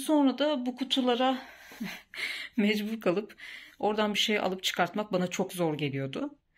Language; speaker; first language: Turkish; native; Turkish